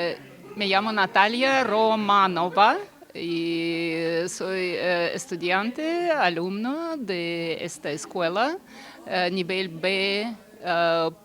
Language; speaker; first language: Spanish; non-native, learner; Russian